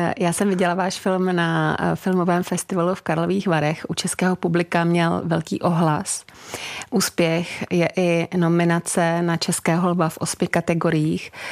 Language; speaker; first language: Czech; native; Czech